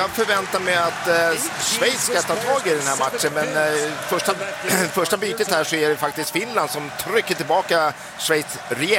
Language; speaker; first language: Swedish; native; Swedish